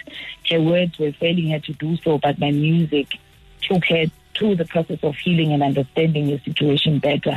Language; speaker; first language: English; non-native, local second language; Zulu